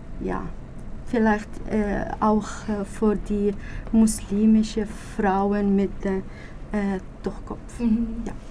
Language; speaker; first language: German; non-native, learner; Arabic